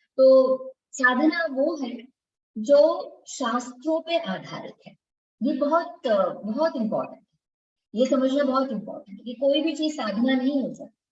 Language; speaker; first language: Hindi; non-native, local second language; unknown